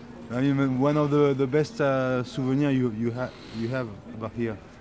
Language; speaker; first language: English; non-native, learner; French